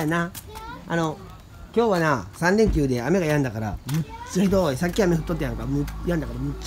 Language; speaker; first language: Japanese; native; Japanese